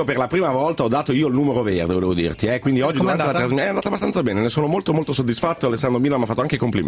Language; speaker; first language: Italian; native; Italian